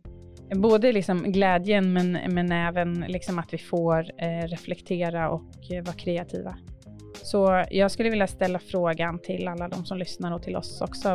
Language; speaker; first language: Swedish; native; Swedish